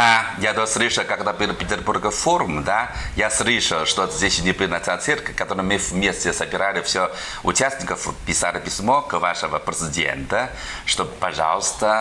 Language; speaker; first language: Russian; non-native, learner; Chinese